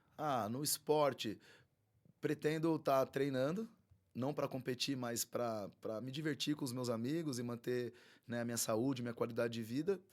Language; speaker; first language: Portuguese; native; Portuguese